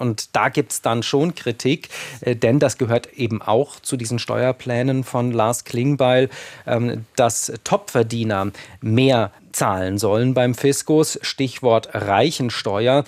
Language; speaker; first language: German; native; German